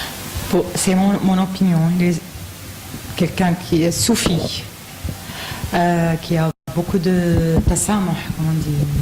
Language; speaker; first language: French; non-native, learner; Arabic